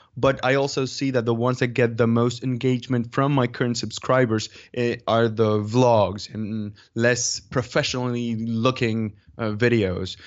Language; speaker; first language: English; non-native, fluent; Spanish